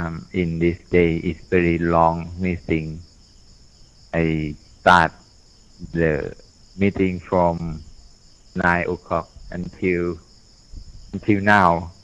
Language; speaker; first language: English; non-native, learner; Thai